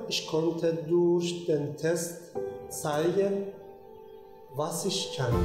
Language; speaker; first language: German; non-native, learner; Persian